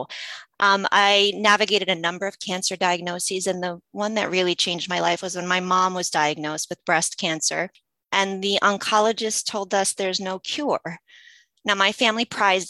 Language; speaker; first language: English; early bilingual, other home language; Polish